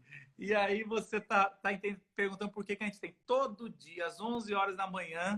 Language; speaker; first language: Portuguese; native; Portuguese